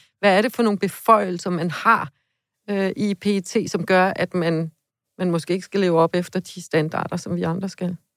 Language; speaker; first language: Danish; native; Danish